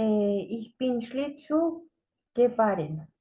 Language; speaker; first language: German; non-native, fluent; Spanish